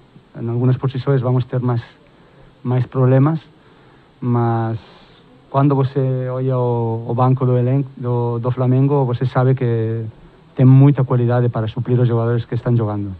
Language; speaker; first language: Portuguese; non-native, fluent; Spanish